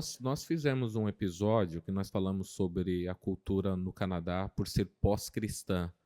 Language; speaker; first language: Portuguese; native; Portuguese